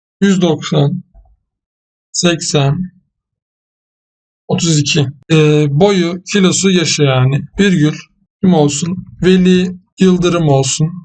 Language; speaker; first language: Turkish; native; Turkish